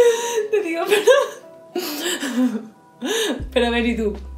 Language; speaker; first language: Spanish; native; Spanish